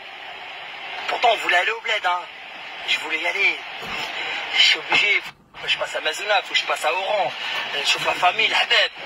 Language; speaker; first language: French; early bilingual, other home language; Arabic